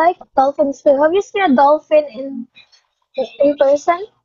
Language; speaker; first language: English; non-native, fluent; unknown